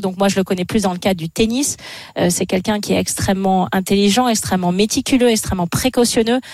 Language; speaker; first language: French; native; French